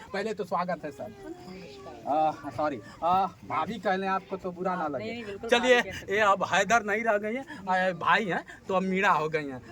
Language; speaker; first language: Hindi; native; Hindi